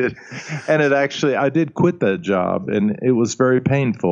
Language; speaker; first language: English; early bilingual, other home language; German